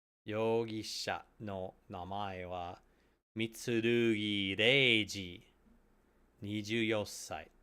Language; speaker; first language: Japanese; non-native, learner; English